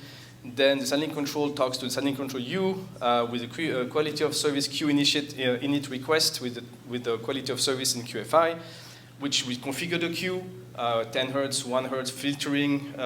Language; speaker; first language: English; non-native, fluent; French